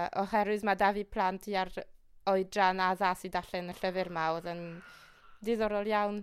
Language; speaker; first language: Welsh; non-native, fluent; French